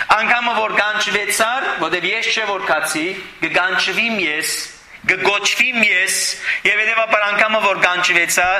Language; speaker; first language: Armenian; early bilingual, heritage; Armenian